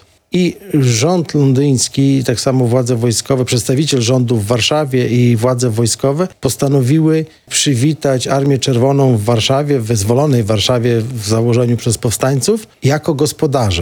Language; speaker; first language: Polish; native; Polish